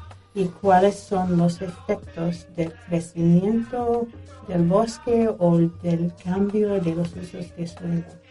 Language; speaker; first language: Spanish; non-native, fluent; English